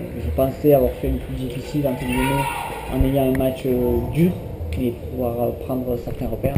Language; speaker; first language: French; native; French